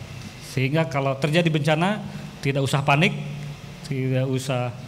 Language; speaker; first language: Indonesian; native; Indonesian